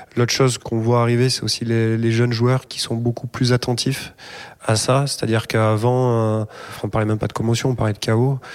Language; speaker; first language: French; native; French